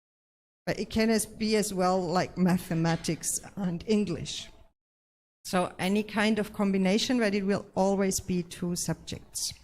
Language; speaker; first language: English; non-native, fluent; German